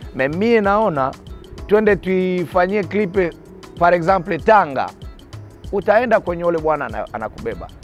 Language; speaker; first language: Swahili; native; Swahili